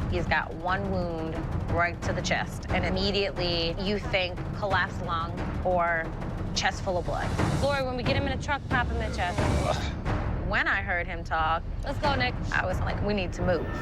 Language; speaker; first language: English; native; English